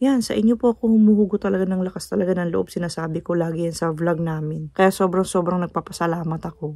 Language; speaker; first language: Filipino; native; Filipino